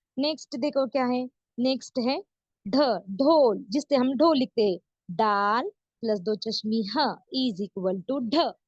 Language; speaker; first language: Hindi; native; Hindi